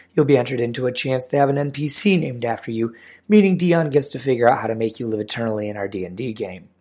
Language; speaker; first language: English; native; English